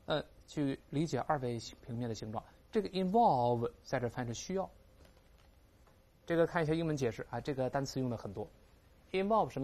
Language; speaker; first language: Chinese; native; Chinese